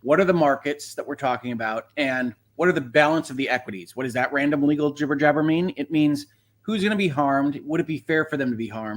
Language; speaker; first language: English; native; English